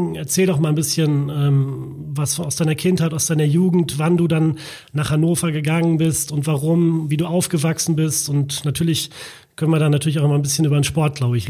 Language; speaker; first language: German; native; German